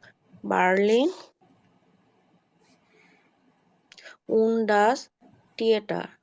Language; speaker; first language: German; non-native, learner; Bangla